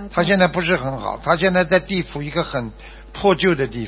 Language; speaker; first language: Chinese; native; Chinese